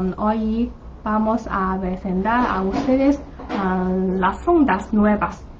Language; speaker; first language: Spanish; non-native, learner; Chinese